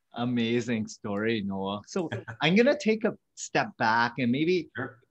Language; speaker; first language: English; early bilingual, other home language; Vietnamese